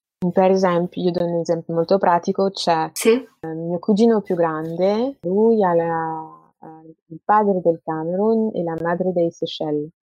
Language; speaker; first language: Italian; non-native, fluent; French